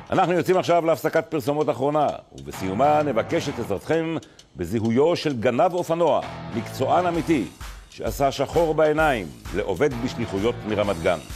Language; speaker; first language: Hebrew; native; Hebrew